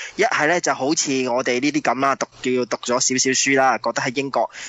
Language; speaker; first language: Cantonese; early bilingual, other home language; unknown